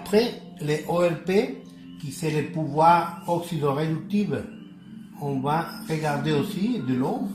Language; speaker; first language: French; non-native, learner; Spanish